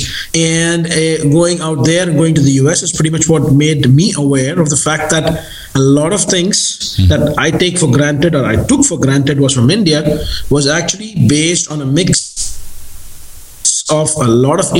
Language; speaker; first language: English; non-native, local second language; Tamil